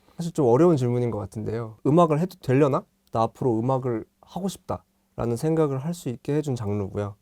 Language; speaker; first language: Korean; native; Korean